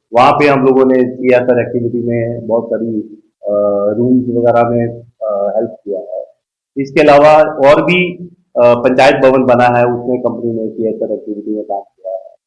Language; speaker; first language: Hindi; native; Hindi